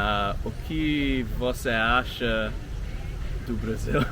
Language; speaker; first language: Portuguese; non-native, learner; English